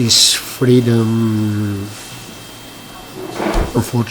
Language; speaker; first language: English; non-native, learner; Bosnian